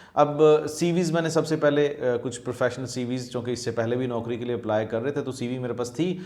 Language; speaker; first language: Urdu; non-native, local second language; Punjabi